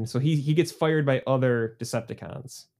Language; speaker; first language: English; native; English